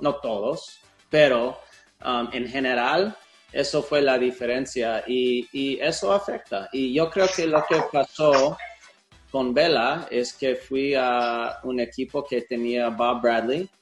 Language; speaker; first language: Spanish; non-native, fluent; English